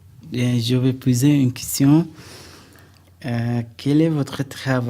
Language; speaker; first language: French; non-native, learner; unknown